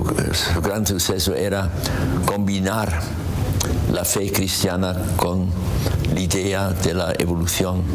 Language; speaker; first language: Spanish; non-native, learner; German